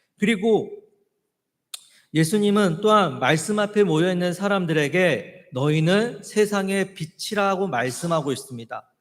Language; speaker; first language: Korean; native; Korean